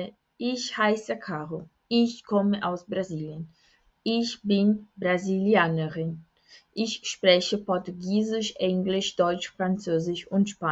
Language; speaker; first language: German; non-native, fluent; Portuguese